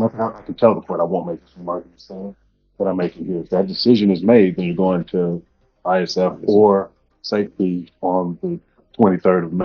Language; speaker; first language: English; native; English